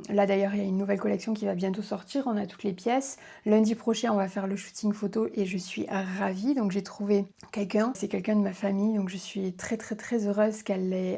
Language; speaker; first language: French; native; French